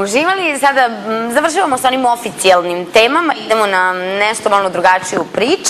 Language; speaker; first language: Croatian; native; Croatian